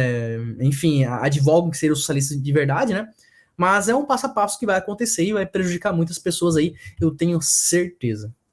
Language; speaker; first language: Portuguese; native; Portuguese